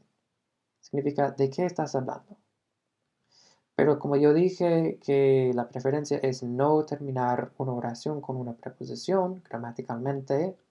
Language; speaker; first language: Spanish; non-native, fluent; English